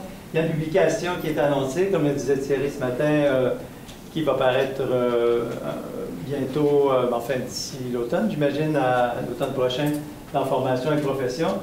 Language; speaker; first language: French; native; French